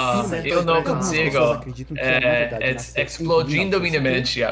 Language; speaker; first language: Portuguese; non-native, fluent; English